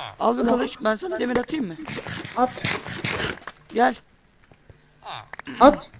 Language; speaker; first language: Turkish; native; Turkish